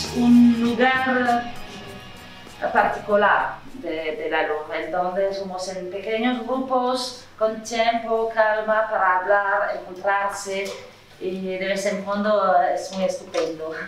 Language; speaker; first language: Spanish; non-native, learner; French